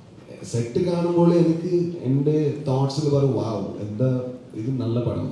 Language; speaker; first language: Malayalam; non-native, learner; Kannada